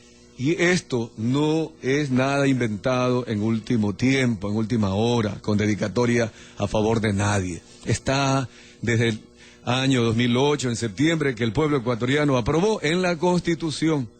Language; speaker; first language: Spanish; native; Spanish